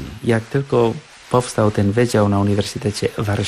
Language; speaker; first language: Polish; non-native, fluent; Catalan